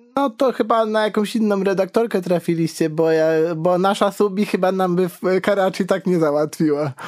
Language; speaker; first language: Polish; native; Polish